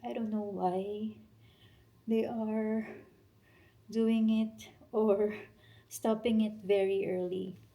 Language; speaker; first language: English; non-native, local second language; Filipino